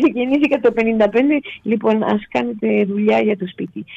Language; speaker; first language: Greek; non-native, fluent; Spanish